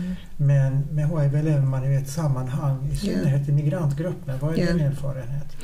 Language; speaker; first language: Swedish; native; Swedish